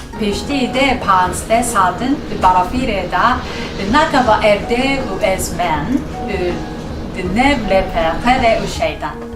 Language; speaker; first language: Kurdish; non-native, learner; Japanese